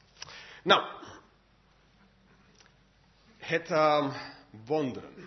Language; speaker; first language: Dutch; non-native, fluent; English